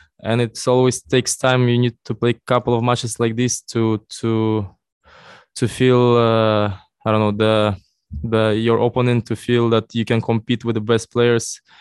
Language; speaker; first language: English; non-native, fluent; Russian